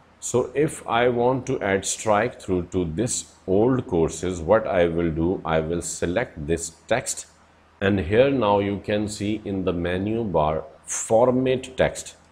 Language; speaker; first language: English; non-native, local second language; Urdu